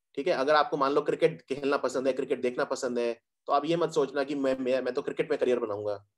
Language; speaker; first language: Hindi; native; Hindi